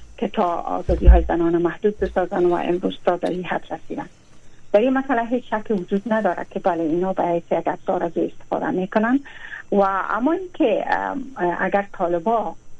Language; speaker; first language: Persian; native; Persian